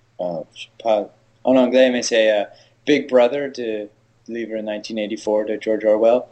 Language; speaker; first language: French; non-native, learner; English